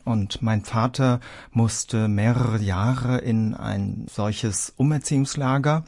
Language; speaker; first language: German; early bilingual, other home language; Vietnamese